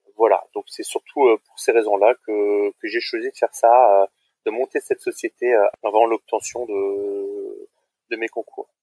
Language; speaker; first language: French; native; French